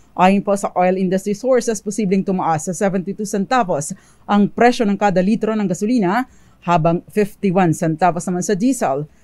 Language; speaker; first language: Filipino; native; Filipino